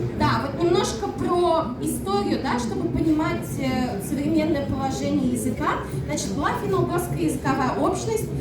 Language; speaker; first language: Russian; non-native, local second language; Udmurt